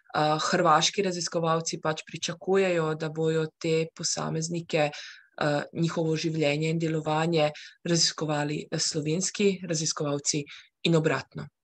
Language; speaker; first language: Slovenian; early bilingual, heritage; Slovenian